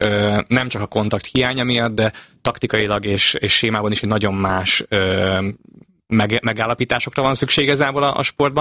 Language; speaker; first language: Hungarian; native; Hungarian